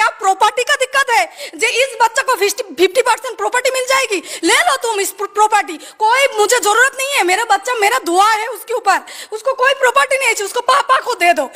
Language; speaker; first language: Hindi; non-native, fluent; Bangla